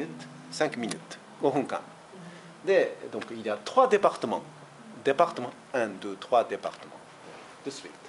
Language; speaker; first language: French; non-native, fluent; Japanese